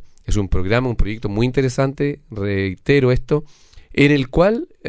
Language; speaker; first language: Spanish; native; Spanish